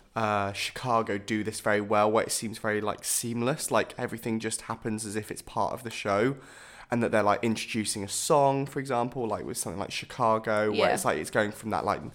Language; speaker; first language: English; native; English